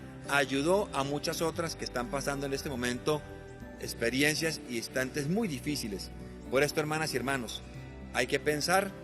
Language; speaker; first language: Spanish; native; Spanish